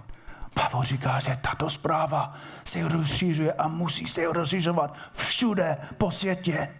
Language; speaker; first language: Czech; non-native, fluent; English